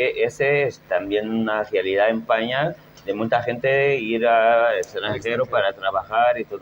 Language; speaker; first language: Spanish; non-native, fluent; Portuguese